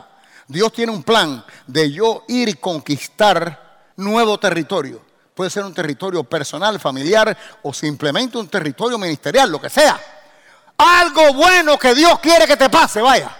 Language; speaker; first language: Spanish; native; Spanish